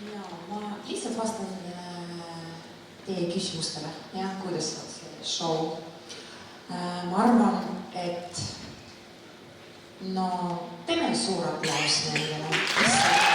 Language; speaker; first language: Estonian; non-native, local second language; Russian